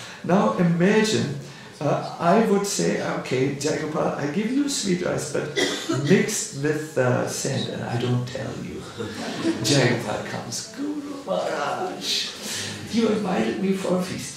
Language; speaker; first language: English; non-native, fluent; German